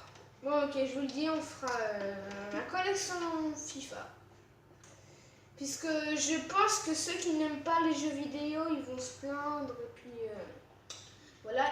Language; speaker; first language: French; native; French